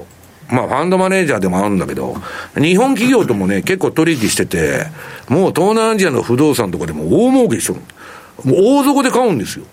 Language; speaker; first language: Japanese; native; Japanese